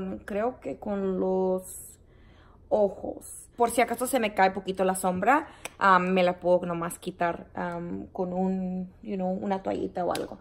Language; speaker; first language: Spanish; early bilingual, heritage; Spanish